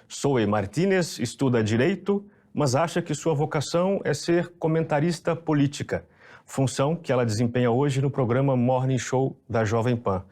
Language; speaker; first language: Portuguese; native; Portuguese